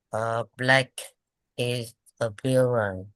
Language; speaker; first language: English; non-native, learner; Vietnamese